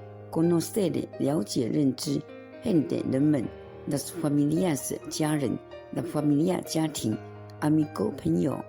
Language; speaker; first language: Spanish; non-native, fluent; Chinese